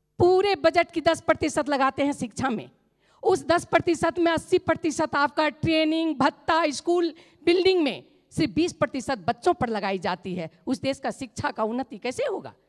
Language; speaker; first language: Hindi; non-native, local second language; Maithili